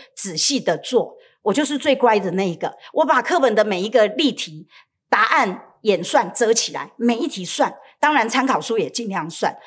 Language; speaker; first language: Chinese; native; Chinese